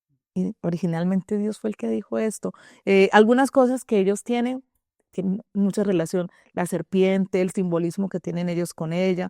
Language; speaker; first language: Spanish; native; Spanish